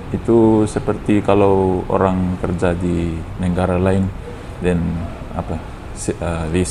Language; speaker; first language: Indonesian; non-native, fluent; Fijian